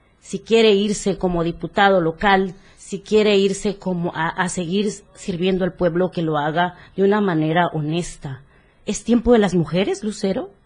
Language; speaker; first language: Spanish; native; Spanish